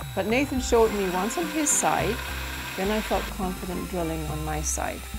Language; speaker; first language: English; non-native, fluent; German